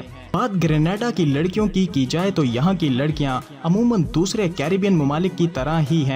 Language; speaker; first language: Urdu; native; Urdu